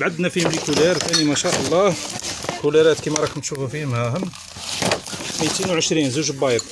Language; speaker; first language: Arabic; native; Arabic